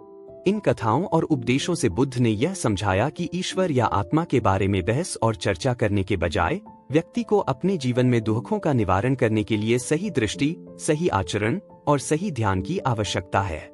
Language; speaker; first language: Hindi; native; Hindi